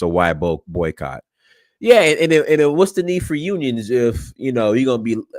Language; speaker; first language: English; native; English